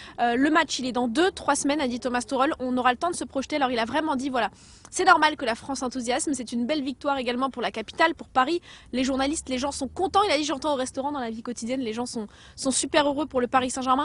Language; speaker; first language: French; native; French